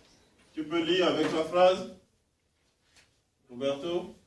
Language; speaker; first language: French; non-native, fluent; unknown